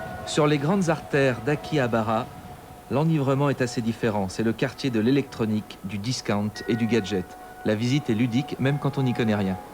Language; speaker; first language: French; native; French